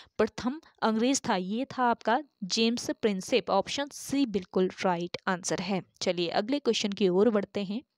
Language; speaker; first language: Hindi; native; Hindi